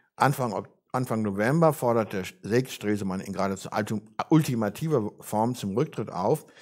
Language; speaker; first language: German; native; German